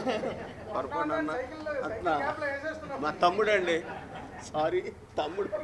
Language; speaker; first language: Telugu; native; Telugu